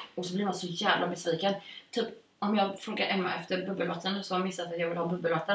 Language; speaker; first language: Swedish; native; Swedish